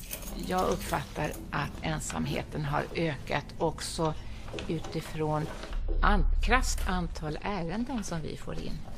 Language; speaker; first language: Swedish; native; Swedish